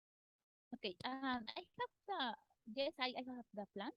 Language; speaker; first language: English; non-native, learner; Spanish